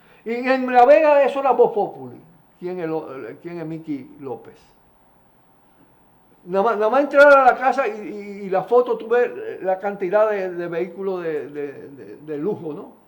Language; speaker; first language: Spanish; native; Spanish